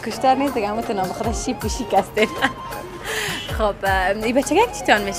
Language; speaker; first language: Persian; native; Persian